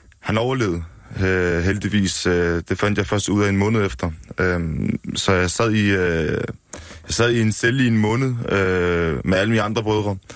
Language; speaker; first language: Danish; early bilingual, other home language; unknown